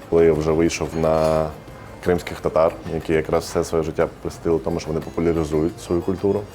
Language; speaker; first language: Ukrainian; native; Ukrainian